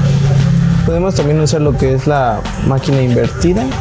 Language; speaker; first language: Spanish; native; Spanish